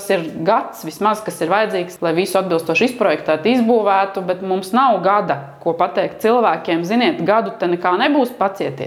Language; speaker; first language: Latvian; native; Latvian